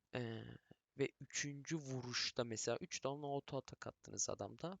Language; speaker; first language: Turkish; early bilingual, other home language; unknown